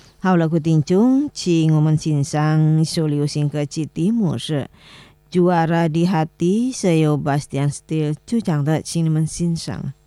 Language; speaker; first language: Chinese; non-native, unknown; Indonesian